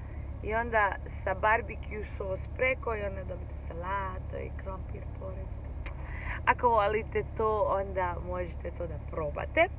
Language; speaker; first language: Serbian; early bilingual, heritage; Serbian